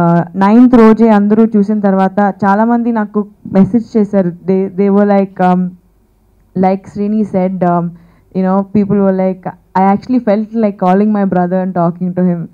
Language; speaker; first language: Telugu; non-native, fluent; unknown